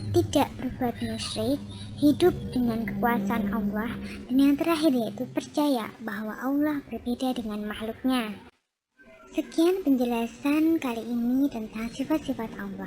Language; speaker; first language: Indonesian; native; Indonesian